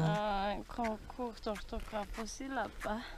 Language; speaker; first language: French; non-native, local second language; Malagasy